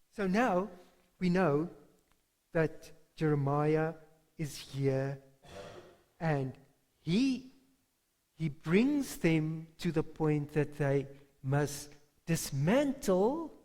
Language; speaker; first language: English; non-native, local second language; Afrikaans